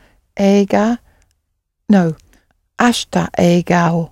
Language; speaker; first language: Japanese; non-native, learner; English